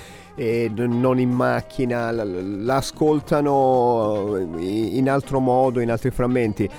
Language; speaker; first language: Italian; native; Italian